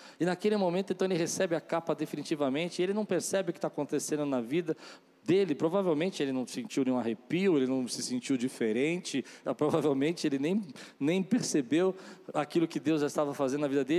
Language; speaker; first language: Portuguese; native; Portuguese